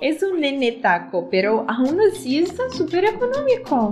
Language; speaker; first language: Spanish; non-native, fluent; Portuguese